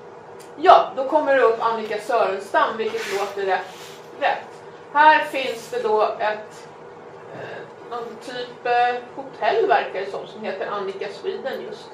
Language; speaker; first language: Swedish; native; Swedish